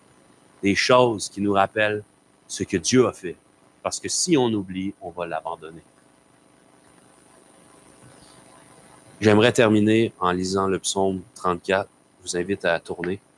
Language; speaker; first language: French; native; French